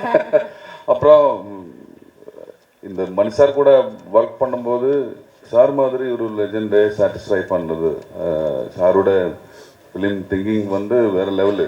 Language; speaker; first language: Tamil; native; Tamil